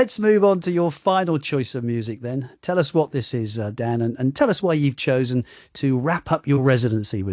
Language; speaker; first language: English; native; English